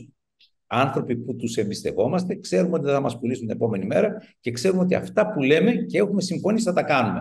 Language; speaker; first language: Greek; native; Greek